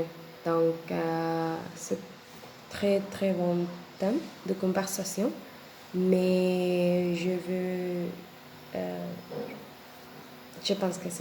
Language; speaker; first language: French; non-native, learner; Spanish